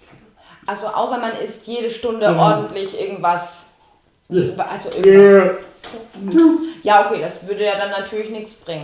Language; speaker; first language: German; native; German